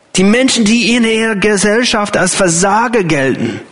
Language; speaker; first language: German; non-native, fluent; English